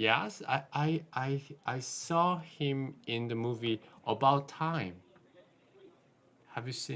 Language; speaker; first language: English; non-native, learner; Korean